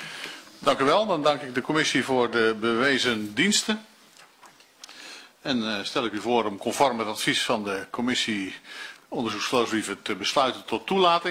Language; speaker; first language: Dutch; native; Dutch